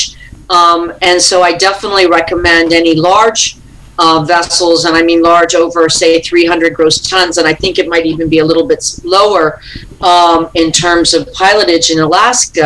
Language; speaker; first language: English; native; English